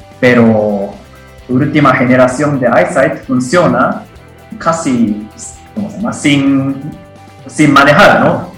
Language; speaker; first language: Spanish; non-native, fluent; Japanese